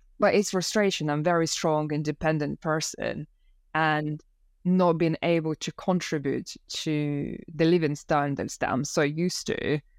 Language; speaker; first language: English; non-native, fluent; Russian